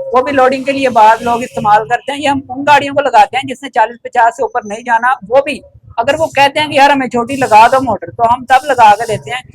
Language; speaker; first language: Urdu; non-native, local second language; Punjabi